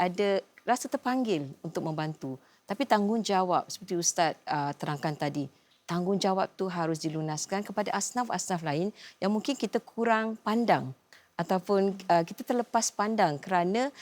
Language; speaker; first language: Malay; native; Malay